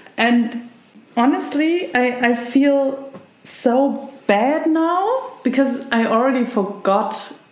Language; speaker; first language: English; non-native, fluent; German